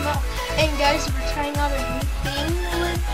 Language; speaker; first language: English; native; English